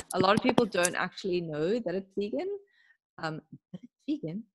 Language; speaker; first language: English; native; English